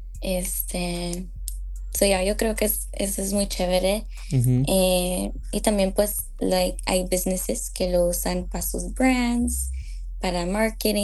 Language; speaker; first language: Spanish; early bilingual, heritage; Spanish